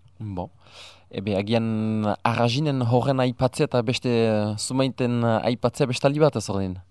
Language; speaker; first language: Basque; native; Basque